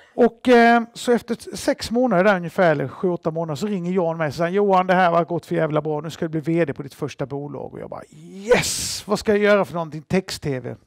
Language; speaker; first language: Swedish; native; Swedish